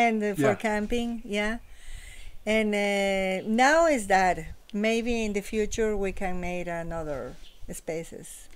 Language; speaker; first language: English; non-native, learner; Spanish